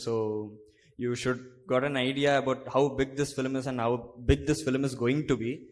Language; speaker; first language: Tamil; non-native, learner; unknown